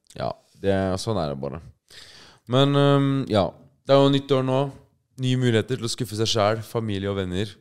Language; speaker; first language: Norwegian; native; Norwegian